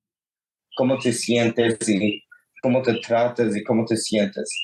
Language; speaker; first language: Spanish; non-native, learner; English